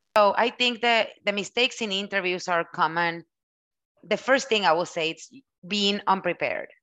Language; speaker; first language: English; non-native, fluent; Spanish